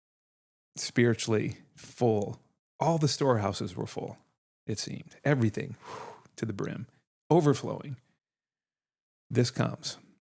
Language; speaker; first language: English; native; English